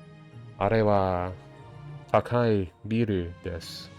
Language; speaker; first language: Japanese; non-native, learner; English